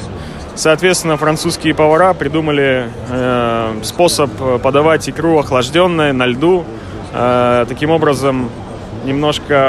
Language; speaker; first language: Russian; native; Russian